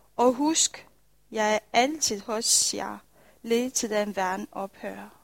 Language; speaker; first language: Danish; non-native, fluent; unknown